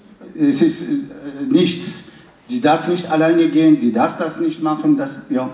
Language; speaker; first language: German; non-native, fluent; Arabic